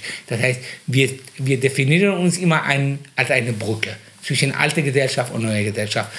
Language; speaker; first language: German; non-native, fluent; Persian